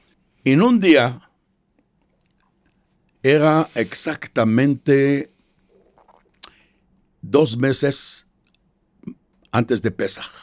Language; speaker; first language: Spanish; non-native, fluent; Hebrew